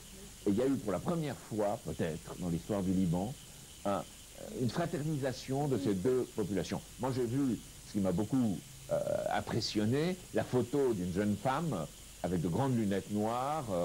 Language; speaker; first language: French; native; French